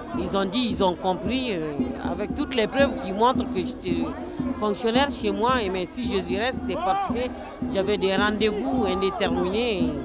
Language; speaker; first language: French; non-native, local second language; Bambara